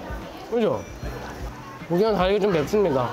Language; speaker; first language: Korean; native; Korean